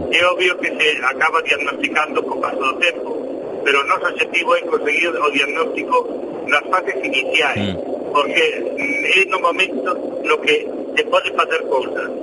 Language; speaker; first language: Galician; non-native, local second language; Spanish